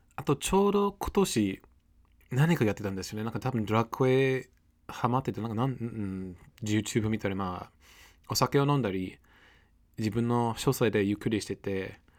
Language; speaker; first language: Japanese; non-native, fluent; English